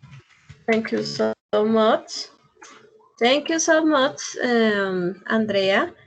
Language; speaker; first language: English; non-native, learner; Spanish